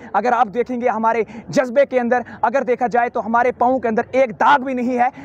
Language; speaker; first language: Hindi; native; Hindi